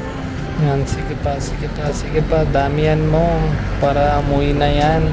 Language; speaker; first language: Filipino; non-native, learner; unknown